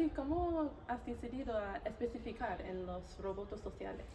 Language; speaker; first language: Spanish; non-native, learner; English